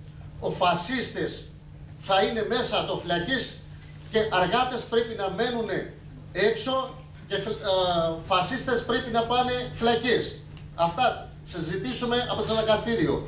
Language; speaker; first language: Greek; non-native, learner; Urdu